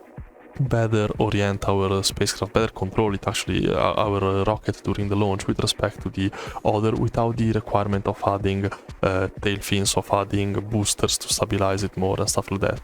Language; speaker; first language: English; non-native, fluent; Italian